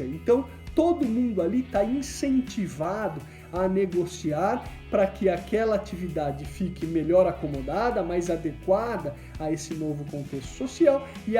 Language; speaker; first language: Portuguese; native; Portuguese